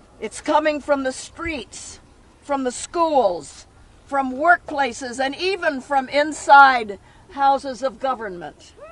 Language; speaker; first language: English; native; English